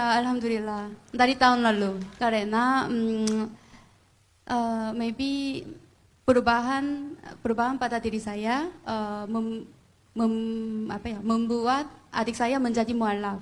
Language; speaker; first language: Indonesian; non-native, fluent; Korean